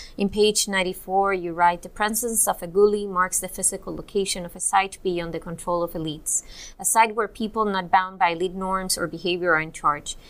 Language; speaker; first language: English; non-native, fluent; Spanish